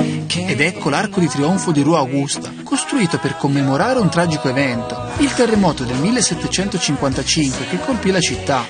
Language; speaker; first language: Italian; native; Italian